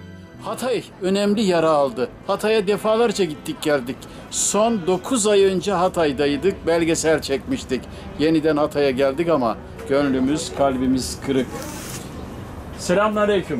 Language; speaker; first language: Turkish; native; Turkish